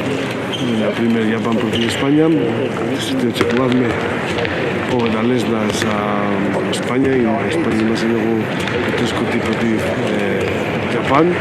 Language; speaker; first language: Macedonian; non-native, learner; Spanish